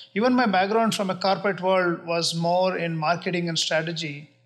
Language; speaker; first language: English; non-native, local second language; Kannada